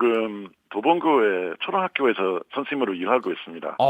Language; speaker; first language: Korean; non-native, fluent; English